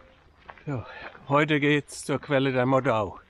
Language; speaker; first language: German; native; German